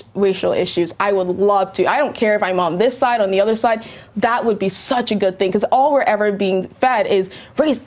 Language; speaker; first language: English; native; English